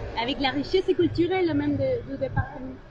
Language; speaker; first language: French; non-native, local second language; Spanish